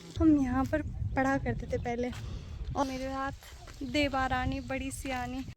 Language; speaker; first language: Hindi; non-native, local second language; Nepali